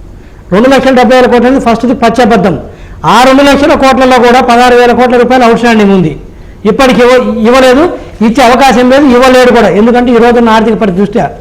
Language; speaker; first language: Telugu; native; Telugu